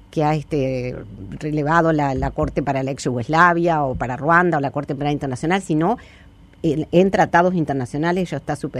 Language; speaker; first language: Spanish; native; Spanish